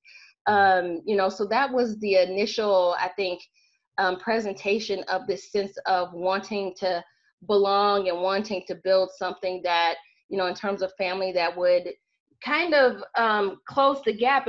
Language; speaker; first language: English; native; English